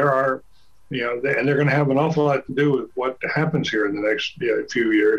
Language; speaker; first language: English; native; English